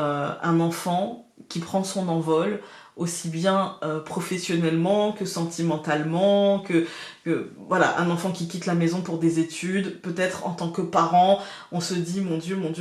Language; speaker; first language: French; native; French